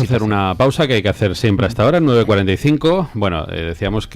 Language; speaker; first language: Spanish; native; Spanish